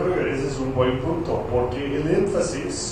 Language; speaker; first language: Spanish; non-native, fluent; English